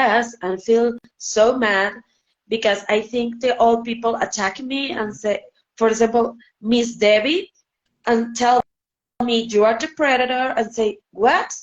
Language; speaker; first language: English; non-native, learner; Spanish